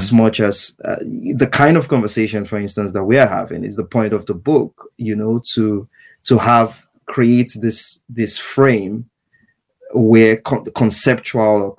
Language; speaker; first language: English; non-native, local second language; Igbo